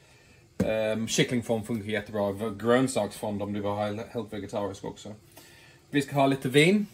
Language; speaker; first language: Swedish; non-native, fluent; English